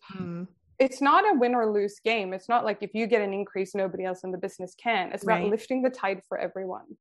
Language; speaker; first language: English; non-native, fluent; Swedish